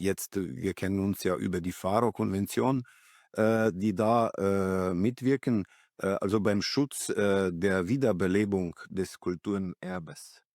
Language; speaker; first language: German; non-native, fluent; Slovenian